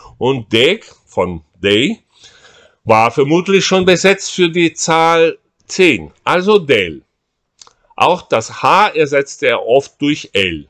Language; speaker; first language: German; non-native, fluent; Portuguese